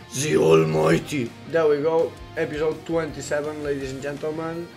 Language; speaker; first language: English; non-native, fluent; Spanish